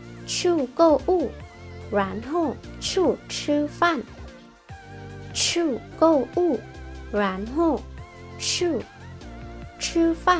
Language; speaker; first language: Chinese; non-native, learner; Lao